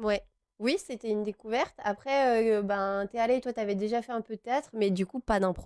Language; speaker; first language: French; native; French